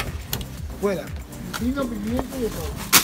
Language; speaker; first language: Spanish; native; Spanish